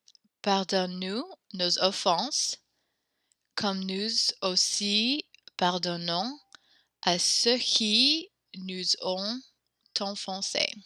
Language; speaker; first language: French; non-native, fluent; English